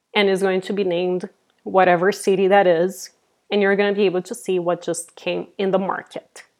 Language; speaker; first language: English; non-native, fluent; Portuguese